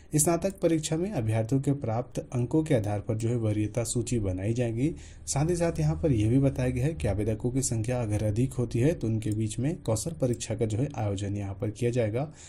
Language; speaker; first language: Hindi; native; Hindi